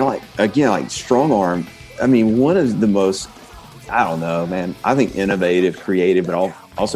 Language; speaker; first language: English; native; English